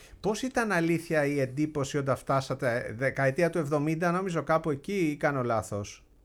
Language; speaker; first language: Greek; native; Greek